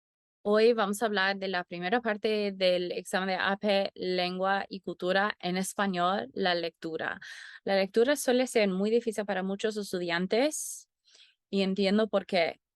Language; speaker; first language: Spanish; non-native, fluent; English